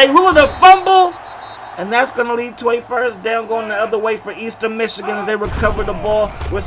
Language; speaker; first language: English; native; English